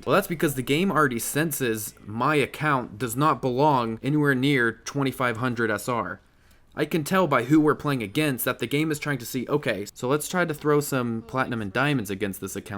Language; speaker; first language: English; native; English